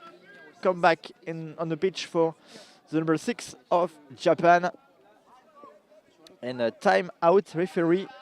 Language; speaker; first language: English; non-native, learner; French